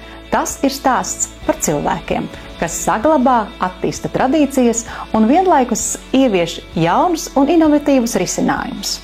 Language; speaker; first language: Latvian; native; Latvian